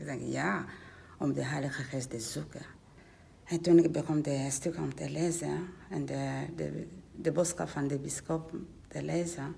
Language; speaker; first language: Dutch; non-native, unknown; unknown